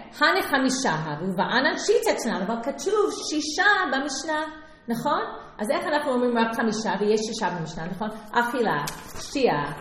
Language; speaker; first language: Hebrew; non-native, fluent; English